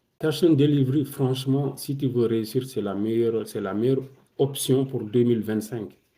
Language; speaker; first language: French; non-native, local second language; Wolof